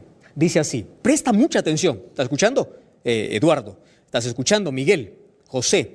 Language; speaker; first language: Spanish; native; Spanish